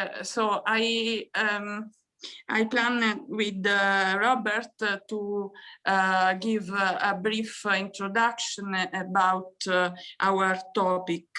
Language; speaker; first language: English; non-native, fluent; Italian